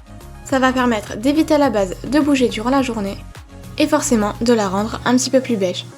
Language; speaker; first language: French; native; French